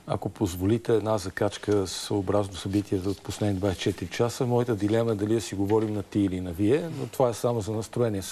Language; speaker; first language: Bulgarian; native; Bulgarian